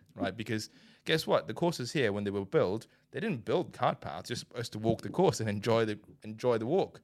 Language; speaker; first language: English; non-native, fluent; Chinese